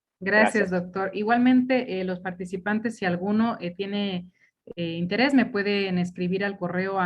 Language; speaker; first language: Spanish; native; Spanish